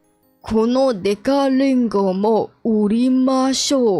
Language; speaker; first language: Japanese; non-native, learner; English